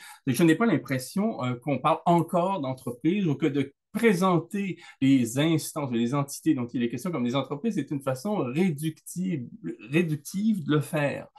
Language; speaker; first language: French; native; French